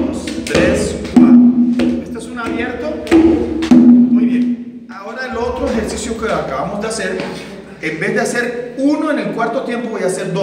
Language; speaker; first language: Spanish; native; Spanish